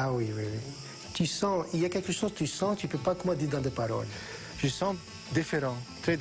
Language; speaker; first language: French; non-native, fluent; Greek